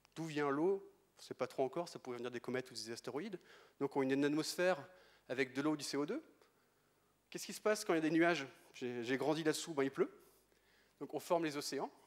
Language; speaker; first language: French; native; French